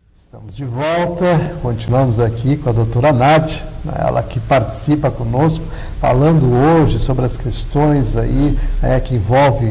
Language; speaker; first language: Portuguese; native; Portuguese